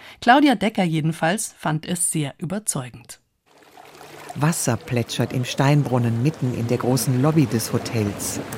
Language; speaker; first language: German; native; German